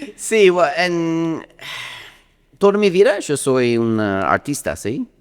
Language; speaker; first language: Spanish; non-native, learner; English